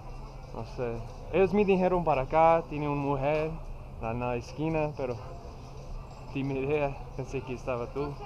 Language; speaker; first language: Spanish; non-native, learner; English